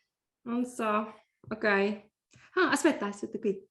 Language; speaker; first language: Italian; non-native, learner; English